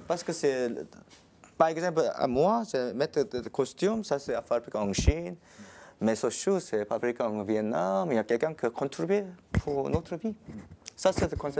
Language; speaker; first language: French; non-native, learner; Korean